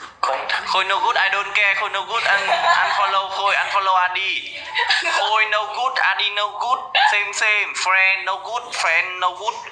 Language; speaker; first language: English; non-native, learner; Vietnamese